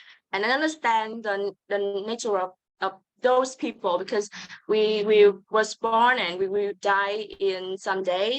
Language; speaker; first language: English; non-native, learner; Vietnamese